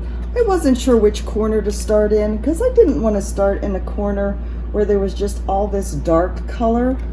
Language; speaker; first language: English; native; English